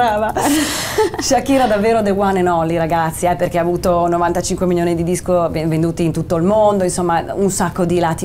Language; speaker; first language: Italian; native; Italian